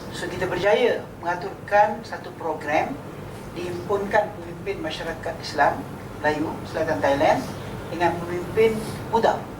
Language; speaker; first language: Malay; native; Malay